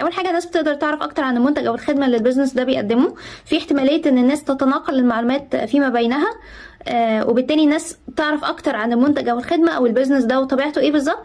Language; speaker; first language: Arabic; native; Arabic